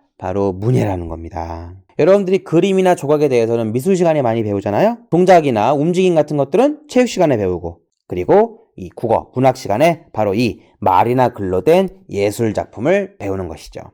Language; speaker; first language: Korean; native; Korean